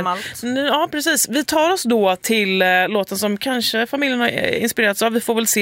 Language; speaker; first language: Swedish; native; Swedish